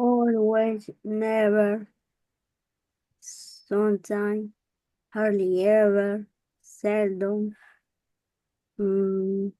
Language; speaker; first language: English; non-native, learner; Spanish